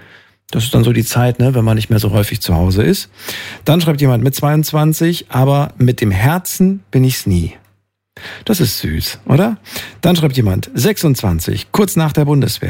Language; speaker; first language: German; native; German